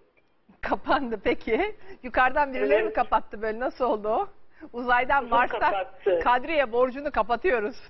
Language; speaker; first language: Turkish; native; Turkish